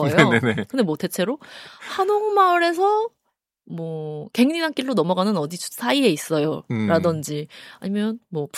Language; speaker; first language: Korean; native; Korean